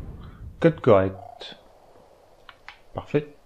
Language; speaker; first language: French; native; French